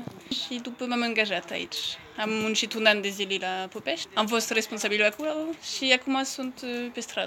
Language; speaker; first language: Romanian; non-native, fluent; French